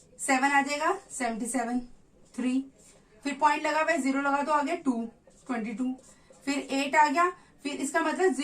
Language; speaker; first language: Hindi; native; Hindi